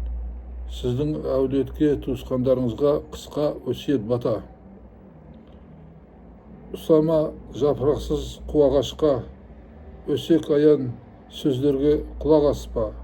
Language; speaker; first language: Kazakh; native; Kazakh